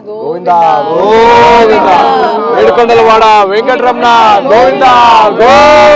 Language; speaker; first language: Telugu; native; Telugu